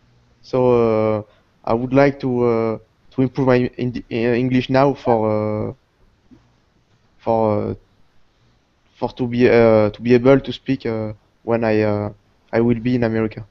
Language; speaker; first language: English; non-native, learner; Portuguese